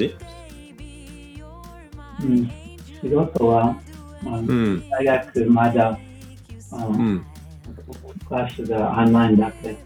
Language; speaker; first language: Japanese; non-native, learner; English